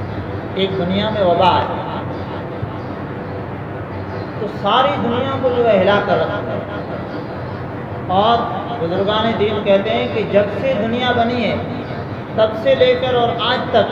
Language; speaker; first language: Urdu; native; Urdu